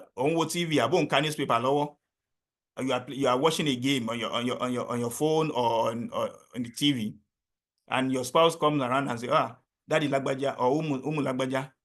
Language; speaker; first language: English; non-native, local second language; Yoruba